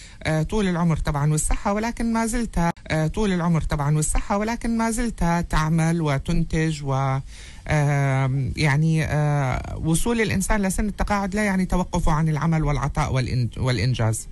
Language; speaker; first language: Arabic; native; Arabic